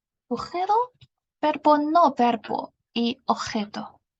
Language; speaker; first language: Spanish; non-native, fluent; Chinese